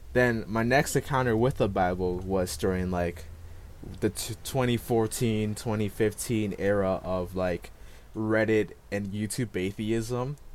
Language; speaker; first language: English; native; English